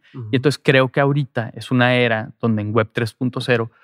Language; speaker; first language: Spanish; native; Spanish